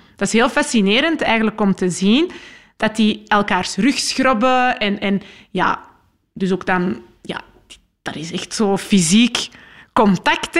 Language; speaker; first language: Dutch; early bilingual, other home language; Arabic